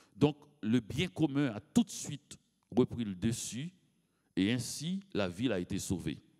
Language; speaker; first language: French; native; French